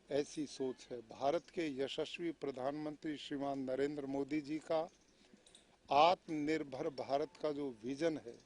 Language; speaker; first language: Hindi; native; Hindi